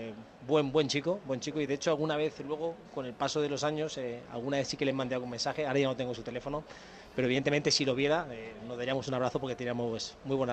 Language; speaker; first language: Spanish; native; Spanish